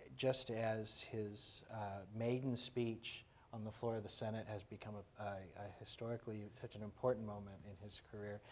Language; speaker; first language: English; native; English